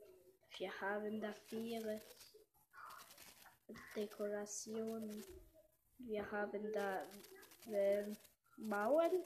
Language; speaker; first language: German; non-native, learner; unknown